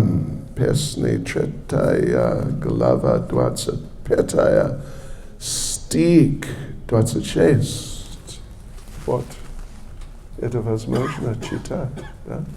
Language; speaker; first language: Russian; non-native, learner; English